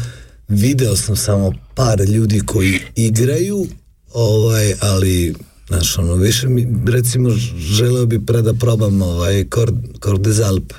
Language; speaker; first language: Serbian; native; Serbian